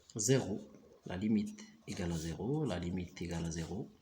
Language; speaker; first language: French; non-native, local second language; Arabic